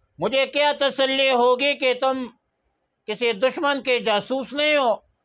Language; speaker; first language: Urdu; non-native, local second language; Pashto